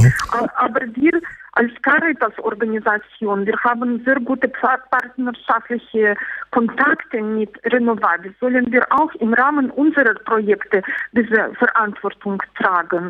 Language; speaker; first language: German; non-native, fluent; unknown